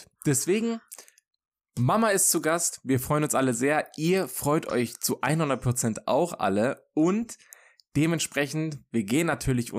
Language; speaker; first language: German; native; German